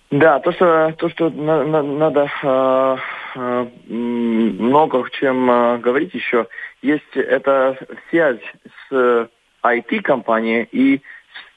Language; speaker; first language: Russian; non-native, local second language; Latvian